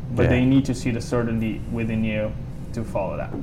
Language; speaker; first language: English; non-native, fluent; Italian